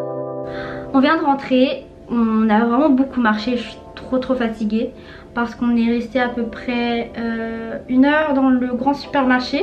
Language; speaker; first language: French; native; French